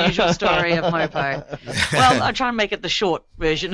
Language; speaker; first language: English; native; English